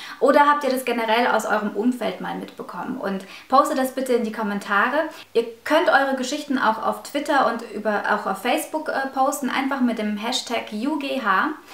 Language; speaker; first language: German; early bilingual, other home language; Russian